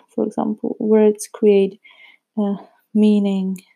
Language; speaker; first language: English; non-native, fluent; Czech